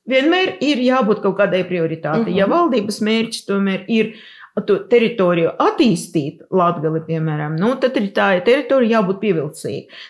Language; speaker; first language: Latvian; non-native, local second language; Russian